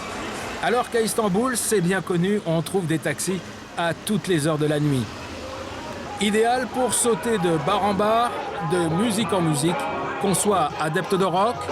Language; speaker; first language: French; native; French